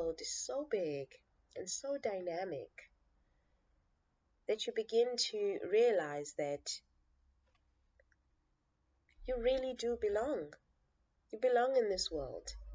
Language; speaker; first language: English; non-native, local second language; Xhosa